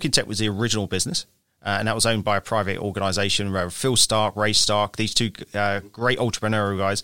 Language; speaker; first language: English; native; English